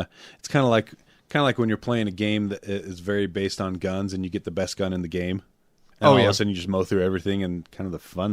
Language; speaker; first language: English; native; English